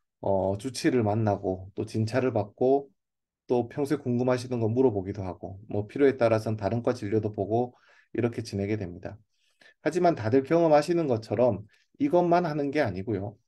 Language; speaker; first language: Korean; native; Korean